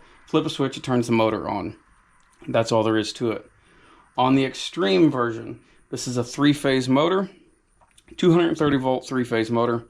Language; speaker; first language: English; native; English